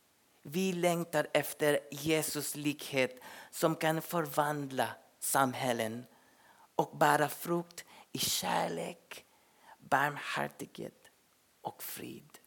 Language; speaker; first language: Swedish; non-native, fluent; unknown